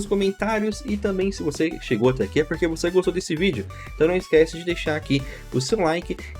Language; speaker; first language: Portuguese; native; Portuguese